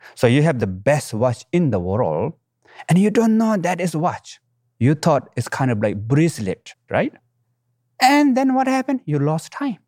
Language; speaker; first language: English; non-native, local second language; Tibetan